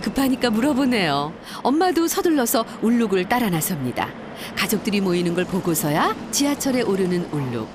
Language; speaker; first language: Korean; native; Korean